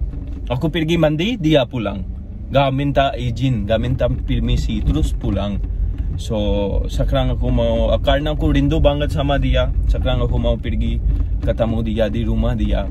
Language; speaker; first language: Indonesian; non-native, learner; Urdu